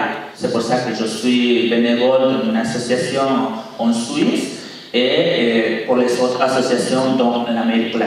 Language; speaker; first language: French; non-native, learner; Spanish